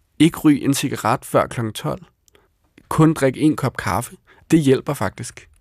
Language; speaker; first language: Danish; native; Danish